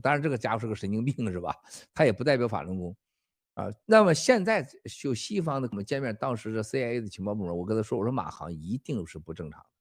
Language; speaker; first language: Chinese; native; Chinese